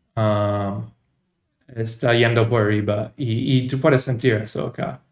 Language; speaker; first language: Spanish; non-native, fluent; English